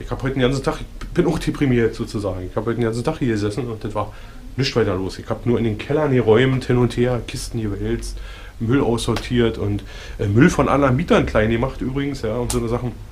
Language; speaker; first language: German; native; German